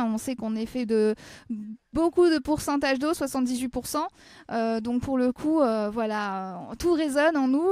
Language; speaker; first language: French; native; French